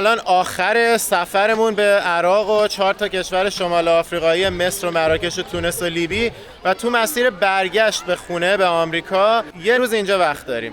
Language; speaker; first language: Persian; native; Persian